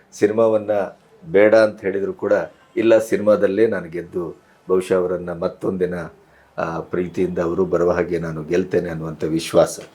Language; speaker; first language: Kannada; non-native, local second language; Urdu